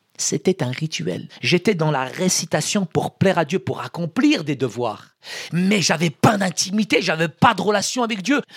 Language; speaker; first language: French; early bilingual, other home language; Arabic